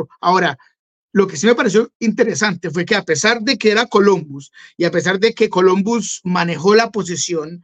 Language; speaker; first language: Spanish; native; Spanish